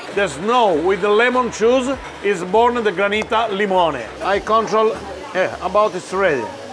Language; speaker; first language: English; non-native, learner; Italian